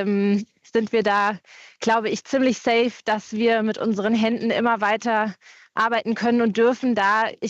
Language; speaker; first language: German; native; German